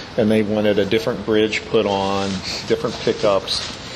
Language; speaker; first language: English; native; English